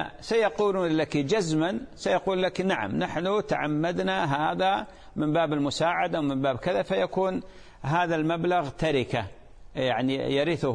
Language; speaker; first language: Arabic; native; Arabic